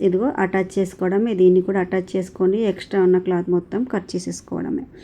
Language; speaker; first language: Telugu; native; Telugu